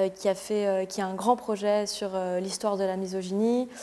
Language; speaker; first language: French; native; French